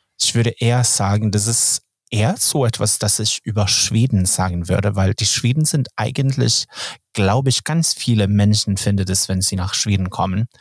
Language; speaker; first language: German; non-native, fluent; Swedish